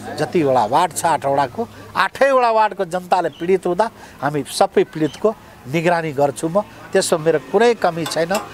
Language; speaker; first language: Nepali; non-native, local second language; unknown